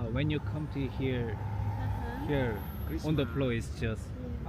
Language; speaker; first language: English; non-native, learner; Korean